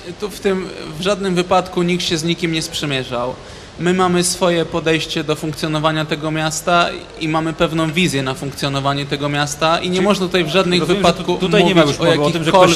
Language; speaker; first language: Polish; native; Polish